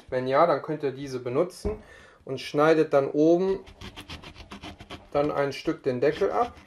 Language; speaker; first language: German; native; German